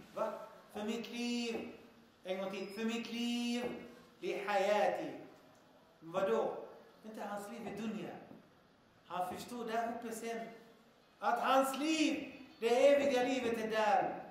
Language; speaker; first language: Swedish; early bilingual, other home language; Arabic